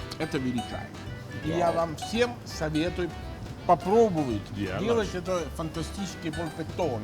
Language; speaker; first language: Russian; non-native, fluent; Italian